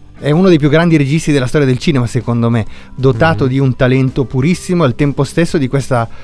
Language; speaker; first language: Italian; native; Italian